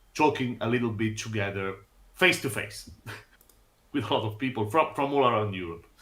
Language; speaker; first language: English; non-native, fluent; Italian